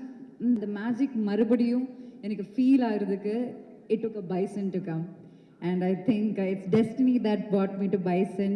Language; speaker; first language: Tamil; non-native, local second language; Malayalam